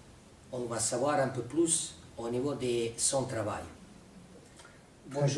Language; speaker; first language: French; non-native, fluent; Serbian